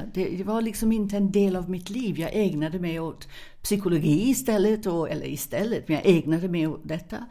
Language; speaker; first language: Swedish; non-native, fluent; English